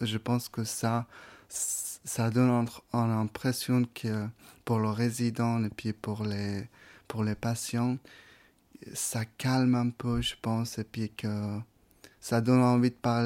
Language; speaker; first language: French; non-native, fluent; Persian